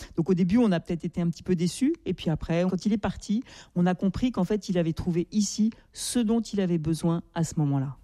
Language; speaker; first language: French; native; French